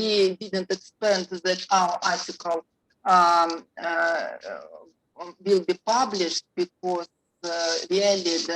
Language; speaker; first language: English; non-native, learner; Russian